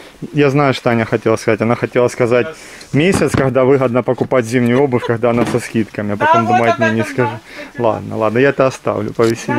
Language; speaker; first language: Russian; native; Russian